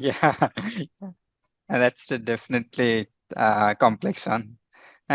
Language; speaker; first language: English; non-native, fluent; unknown